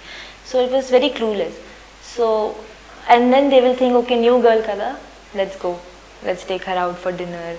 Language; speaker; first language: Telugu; non-native, learner; Hindi